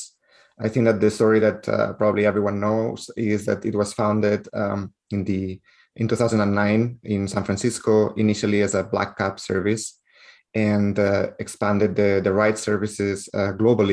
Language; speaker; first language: English; non-native, fluent; Spanish